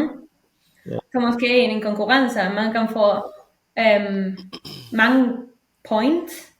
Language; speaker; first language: Danish; non-native, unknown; Spanish